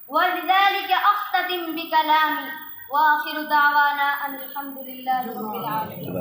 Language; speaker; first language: Arabic; non-native, learner; Urdu